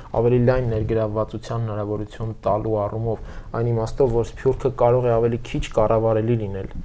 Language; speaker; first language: Armenian; native; Armenian